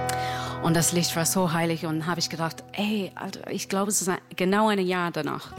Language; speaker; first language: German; non-native, fluent; English